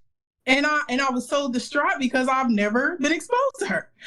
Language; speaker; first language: English; native; English